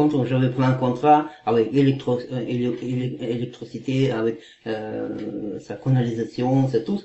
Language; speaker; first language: French; non-native, learner; Kazakh